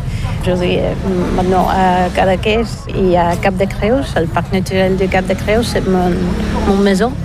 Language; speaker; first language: French; non-native, learner; Bulgarian